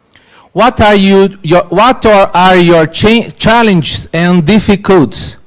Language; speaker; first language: English; non-native, learner; Portuguese